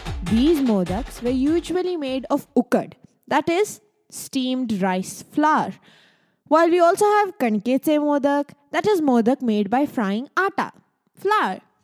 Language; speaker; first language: English; non-native, local second language; Marathi